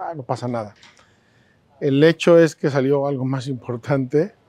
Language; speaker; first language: Spanish; native; Spanish